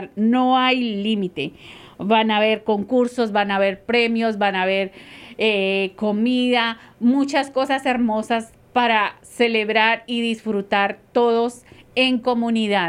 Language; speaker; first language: Spanish; native; Spanish